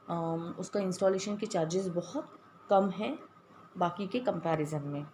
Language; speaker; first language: Hindi; non-native, local second language; Marathi